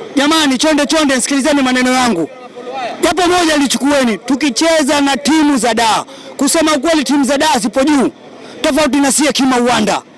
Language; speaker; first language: Swahili; native; Swahili